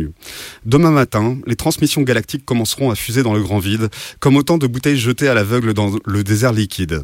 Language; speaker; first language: French; native; French